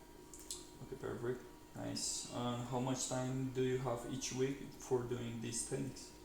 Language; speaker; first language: English; non-native, learner; Spanish